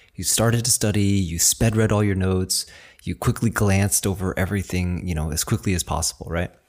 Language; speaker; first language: English; early bilingual, other home language; Chinese